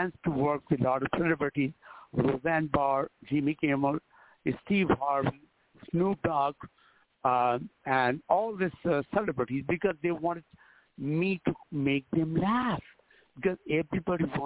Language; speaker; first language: English; non-native, local second language; Hindi